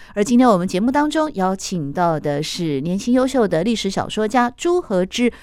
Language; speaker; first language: Chinese; native; Chinese